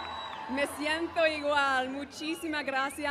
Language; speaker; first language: Spanish; non-native, learner; English